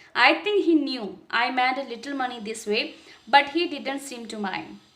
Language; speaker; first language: English; non-native, local second language; Hindi